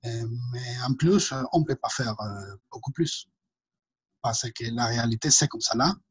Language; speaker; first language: French; non-native, fluent; Spanish